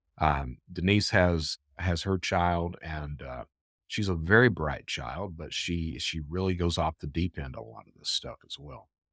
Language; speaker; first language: English; native; English